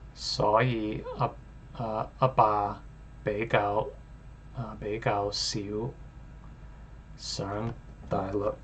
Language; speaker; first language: Cantonese; non-native, learner; English